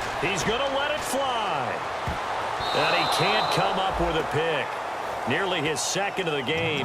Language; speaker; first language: English; native; English